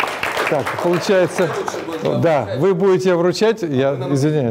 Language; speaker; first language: Russian; native; Russian